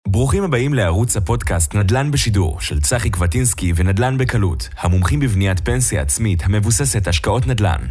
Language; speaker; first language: Hebrew; native; Hebrew